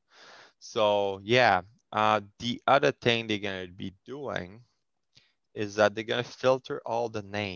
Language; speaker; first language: English; non-native, fluent; French